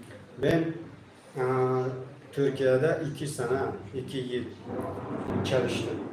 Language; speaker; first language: Turkish; non-native, learner; Tajik